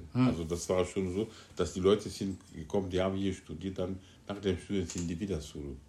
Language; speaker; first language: German; non-native, fluent; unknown